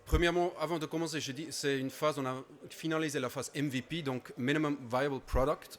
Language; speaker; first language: French; non-native, fluent; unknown